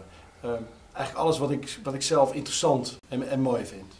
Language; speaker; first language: Dutch; native; Dutch